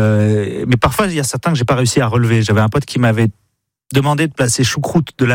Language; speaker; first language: French; native; French